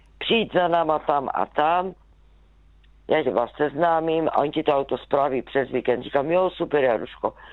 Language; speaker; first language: Czech; native; Czech